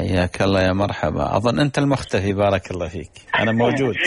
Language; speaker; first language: Arabic; native; Arabic